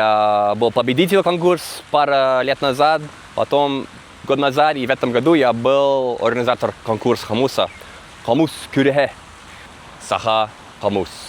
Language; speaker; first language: Russian; non-native, fluent; English